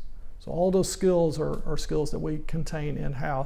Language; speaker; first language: English; native; English